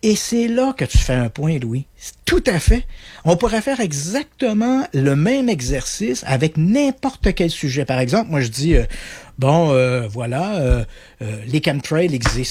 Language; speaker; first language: French; native; French